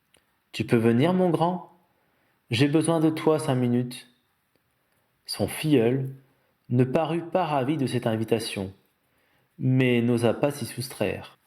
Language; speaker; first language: French; native; French